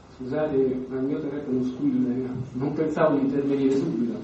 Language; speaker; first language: Italian; native; Italian